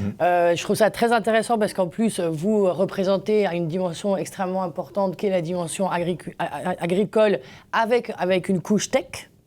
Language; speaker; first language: French; native; French